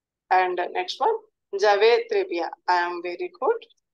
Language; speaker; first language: English; non-native, local second language; Telugu